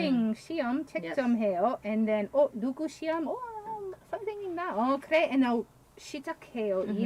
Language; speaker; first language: Korean; non-native, learner; English